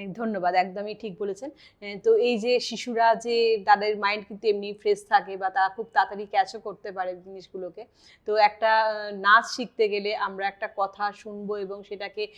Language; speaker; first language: Bangla; native; Bangla